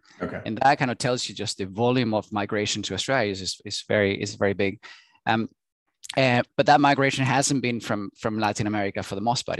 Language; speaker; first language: English; non-native, fluent; Spanish